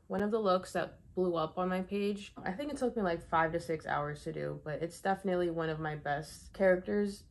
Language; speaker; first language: English; native; English